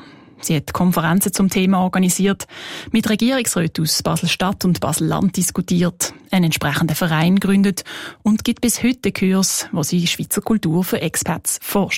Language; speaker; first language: German; native; German